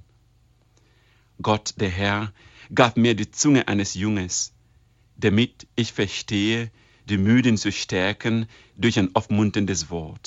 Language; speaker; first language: German; non-native, fluent; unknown